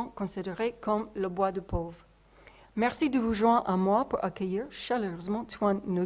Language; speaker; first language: French; non-native, fluent; English